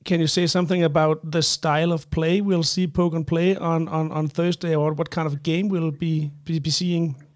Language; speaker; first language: English; non-native, fluent; Danish